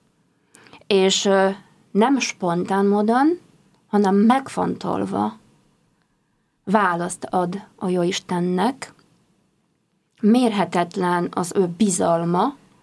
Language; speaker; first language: Hungarian; non-native, fluent; Polish